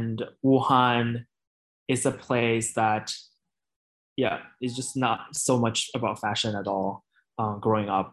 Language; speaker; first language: English; non-native, fluent; Chinese